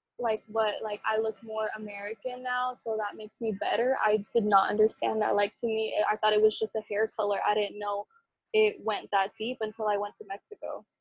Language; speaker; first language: English; native; English